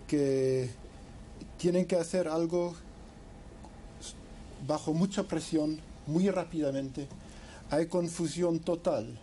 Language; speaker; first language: Spanish; non-native, fluent; English